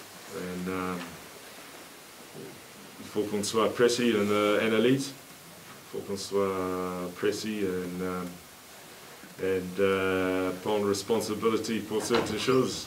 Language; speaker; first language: French; non-native, learner; English